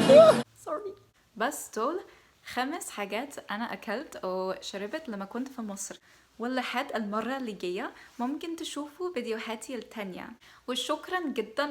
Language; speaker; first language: Arabic; non-native, fluent; English